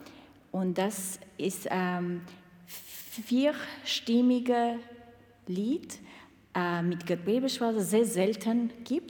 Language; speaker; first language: German; non-native, learner; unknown